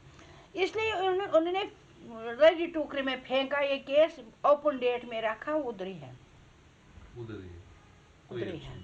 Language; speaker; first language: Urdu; non-native, local second language; Kashmiri